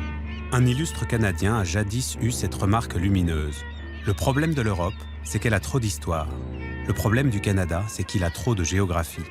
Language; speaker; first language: French; native; French